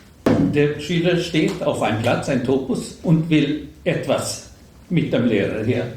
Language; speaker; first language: German; non-native, learner; Swedish